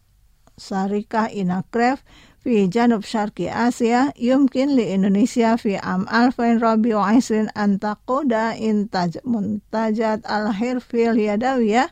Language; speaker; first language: Arabic; non-native, fluent; Indonesian